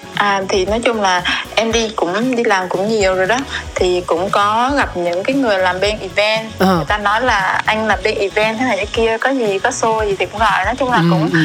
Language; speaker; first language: Vietnamese; native; Vietnamese